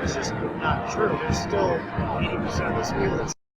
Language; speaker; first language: English; native; English